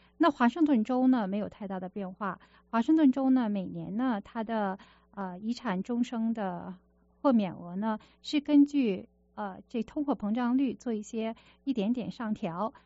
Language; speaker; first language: Chinese; native; Chinese